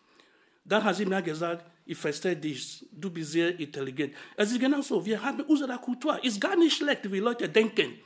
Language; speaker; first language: German; non-native, fluent; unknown